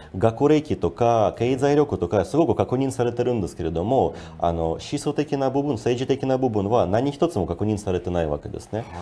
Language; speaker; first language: Japanese; non-native, fluent; Ukrainian